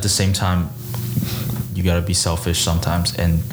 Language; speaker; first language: English; early bilingual, other home language; Chinese